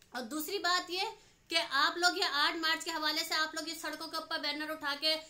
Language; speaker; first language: Urdu; native; Urdu